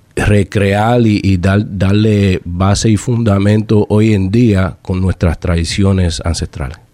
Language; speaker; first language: Spanish; early bilingual, heritage; Spanish